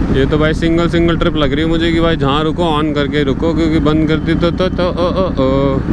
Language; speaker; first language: Hindi; native; Hindi